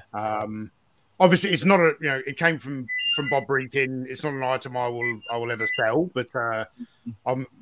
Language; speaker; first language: English; native; English